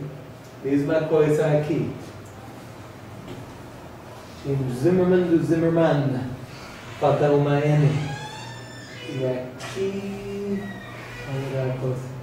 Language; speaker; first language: Portuguese; non-native, fluent; English